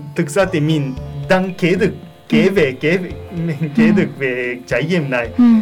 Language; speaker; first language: Vietnamese; non-native, learner; Japanese